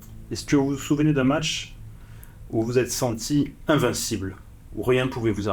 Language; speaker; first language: French; native; French